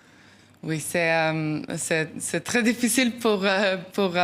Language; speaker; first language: French; non-native, learner; Norwegian